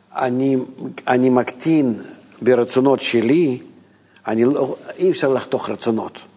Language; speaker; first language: Hebrew; non-native, fluent; Russian